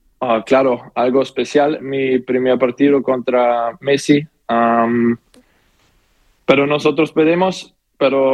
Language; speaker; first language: Spanish; non-native, learner; German